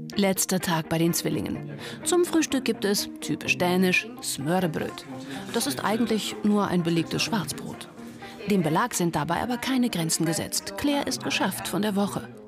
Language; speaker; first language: German; native; German